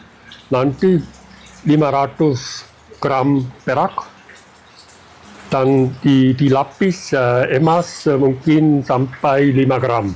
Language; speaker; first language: Indonesian; non-native, learner; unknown